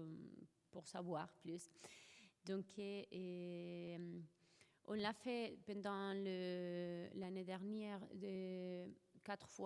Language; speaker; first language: French; non-native, fluent; Spanish